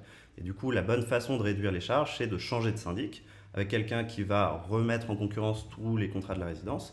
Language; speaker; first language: French; native; French